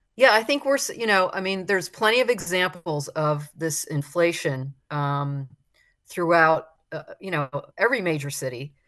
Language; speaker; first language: English; native; English